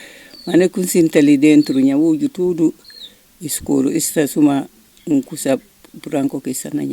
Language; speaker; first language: Portuguese; non-native, learner; Upper Guinea Crioulo